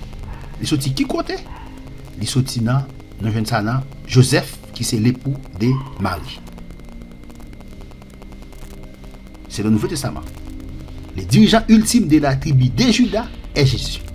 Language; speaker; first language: French; non-native, local second language; Haitian Creole